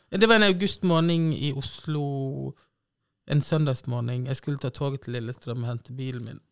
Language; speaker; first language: Norwegian; native; Norwegian